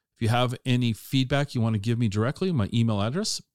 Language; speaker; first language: English; native; English